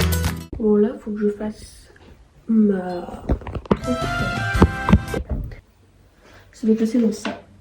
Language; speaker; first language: French; native; French